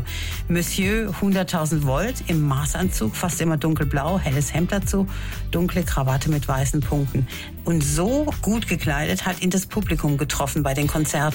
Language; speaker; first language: German; native; German